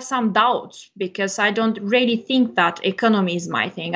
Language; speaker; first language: English; non-native, fluent; Turkish